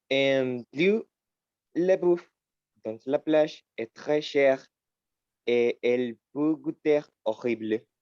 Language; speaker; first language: French; non-native, learner; Spanish